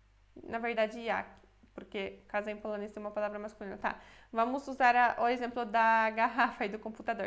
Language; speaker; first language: Portuguese; non-native, fluent; Polish